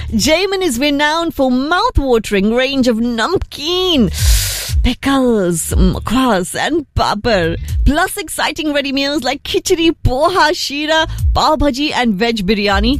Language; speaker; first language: English; early bilingual, other home language; Hindi